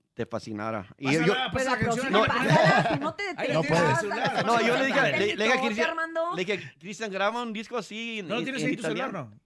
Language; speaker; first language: Spanish; early bilingual, heritage; Spanish